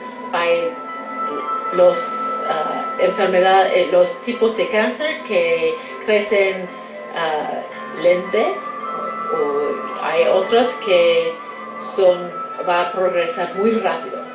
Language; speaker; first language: Spanish; non-native, fluent; English